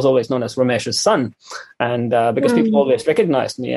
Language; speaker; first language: English; non-native, local second language; Tamil